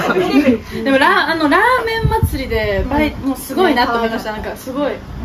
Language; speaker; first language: Japanese; native; Japanese